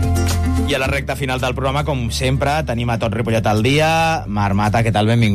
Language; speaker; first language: Catalan; native; Catalan